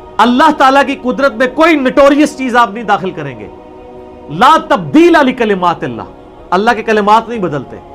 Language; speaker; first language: Urdu; non-native, local second language; Punjabi